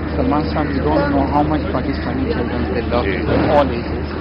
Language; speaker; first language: English; non-native, local second language; Urdu